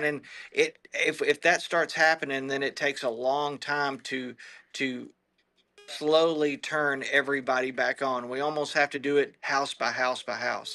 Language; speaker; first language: English; native; English